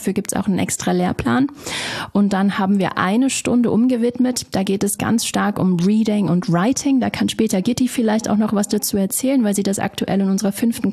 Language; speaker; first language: German; native; German